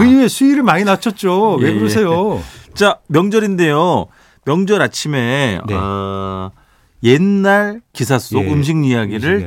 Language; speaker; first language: Korean; native; Korean